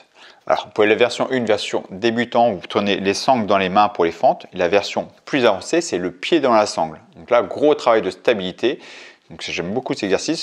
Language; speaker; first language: French; native; French